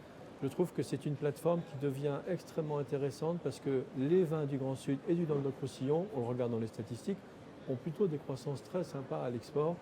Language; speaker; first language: French; native; French